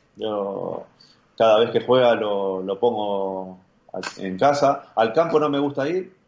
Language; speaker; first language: Spanish; native; Spanish